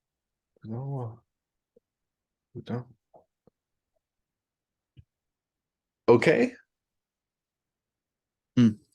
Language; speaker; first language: Chinese; non-native, learner; English